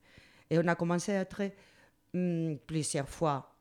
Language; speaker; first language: French; non-native, learner; Spanish